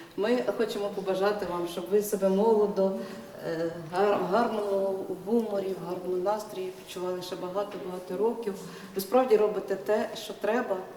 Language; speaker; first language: Ukrainian; native; Ukrainian